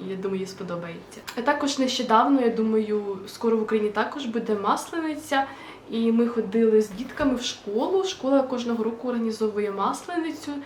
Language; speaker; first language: Ukrainian; non-native, local second language; Russian